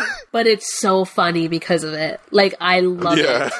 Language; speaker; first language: English; non-native, fluent; Spanish